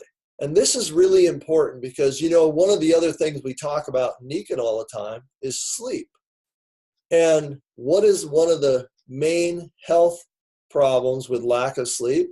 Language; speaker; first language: English; native; English